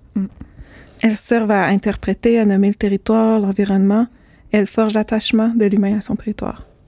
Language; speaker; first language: French; native; French